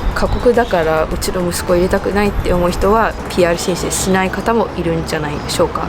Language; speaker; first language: Japanese; early bilingual, heritage; Japanese